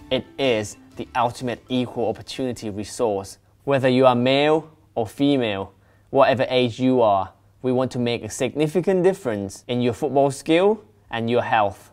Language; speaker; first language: English; non-native, fluent; Thai